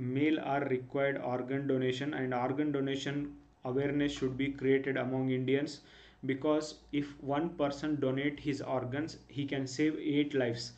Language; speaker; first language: English; non-native, local second language; Kannada